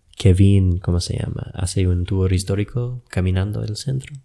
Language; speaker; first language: Spanish; non-native, fluent; English